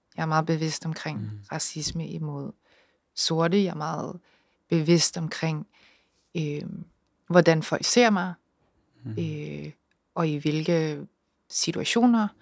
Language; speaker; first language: Danish; native; Danish